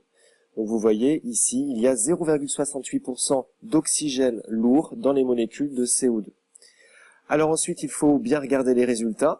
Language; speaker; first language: French; native; French